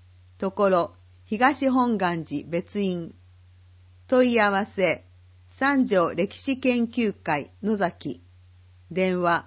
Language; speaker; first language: Japanese; native; Japanese